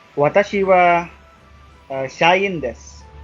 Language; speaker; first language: Japanese; non-native, learner; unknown